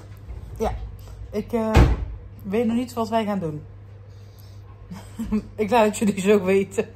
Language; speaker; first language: Dutch; native; Dutch